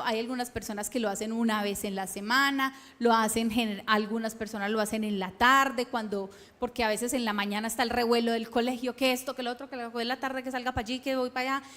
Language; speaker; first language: Spanish; native; Spanish